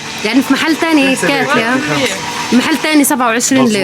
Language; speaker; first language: Arabic; native; Arabic